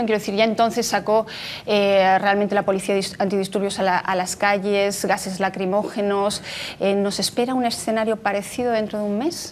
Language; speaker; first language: Spanish; native; Spanish